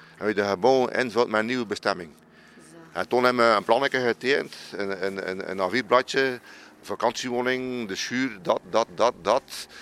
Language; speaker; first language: Dutch; native; Dutch